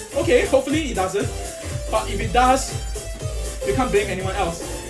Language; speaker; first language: English; non-native, local second language; Chinese